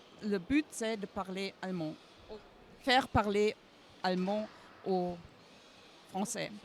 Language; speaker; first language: French; non-native, fluent; German